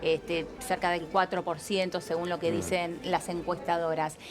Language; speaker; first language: Spanish; native; Spanish